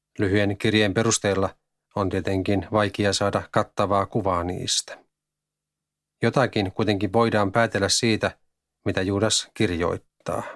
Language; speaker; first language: Finnish; native; Finnish